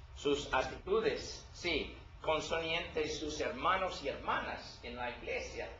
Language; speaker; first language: Spanish; non-native, learner; English